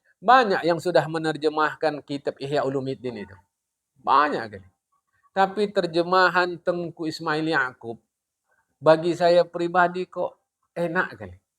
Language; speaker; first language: Malay; non-native, local second language; Indonesian